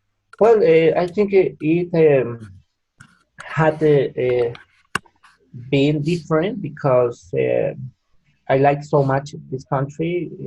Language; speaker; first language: English; non-native, learner; Spanish